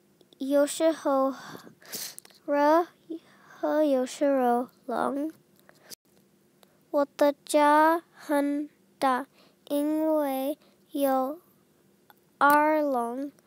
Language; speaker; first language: Chinese; non-native, learner; English